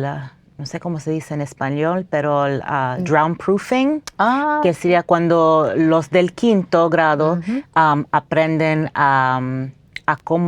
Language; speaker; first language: Spanish; non-native, fluent; English